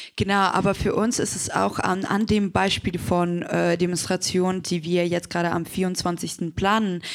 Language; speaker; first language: German; non-native, fluent; Ukrainian